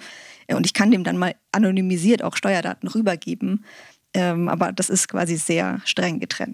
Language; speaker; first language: German; native; German